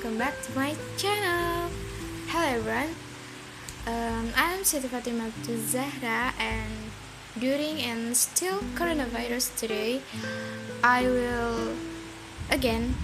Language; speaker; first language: English; non-native, learner; Indonesian